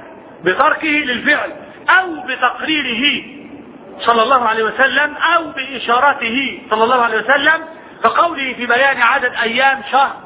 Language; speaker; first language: Arabic; native; Arabic